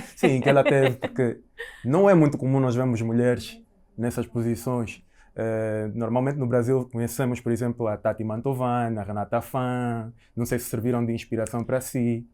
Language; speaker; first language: Portuguese; native; Portuguese